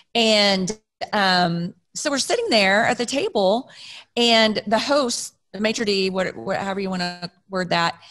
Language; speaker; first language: English; native; English